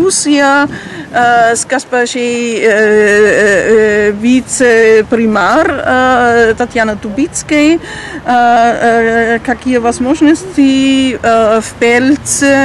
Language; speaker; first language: Russian; non-native, fluent; German